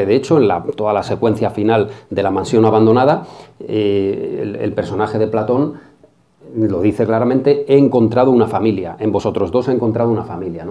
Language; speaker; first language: Spanish; native; Spanish